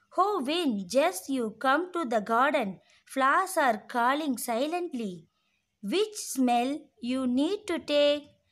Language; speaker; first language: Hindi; non-native, local second language; Tamil